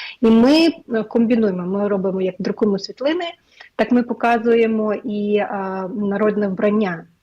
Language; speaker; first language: Ukrainian; native; Ukrainian